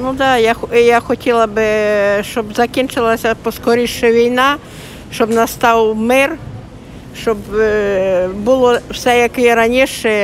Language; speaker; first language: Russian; non-native, local second language; Ukrainian